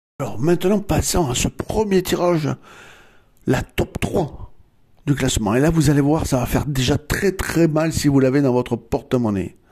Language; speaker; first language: French; native; French